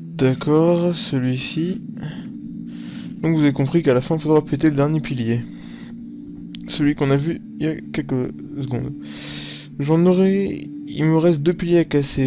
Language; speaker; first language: French; native; French